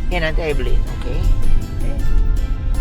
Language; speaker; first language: Indonesian; native; Indonesian